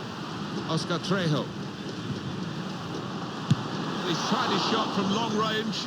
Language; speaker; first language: English; native; English